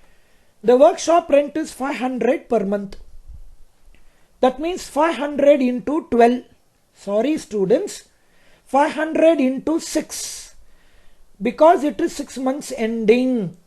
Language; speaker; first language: English; non-native, local second language; Kannada